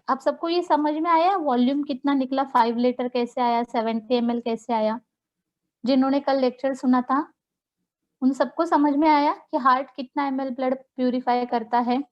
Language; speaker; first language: Hindi; non-native, local second language; Marathi